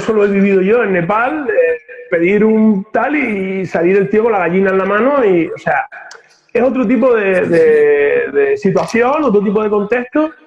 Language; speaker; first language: Spanish; native; Spanish